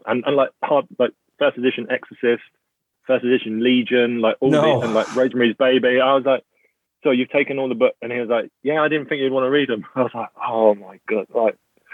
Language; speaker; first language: English; native; English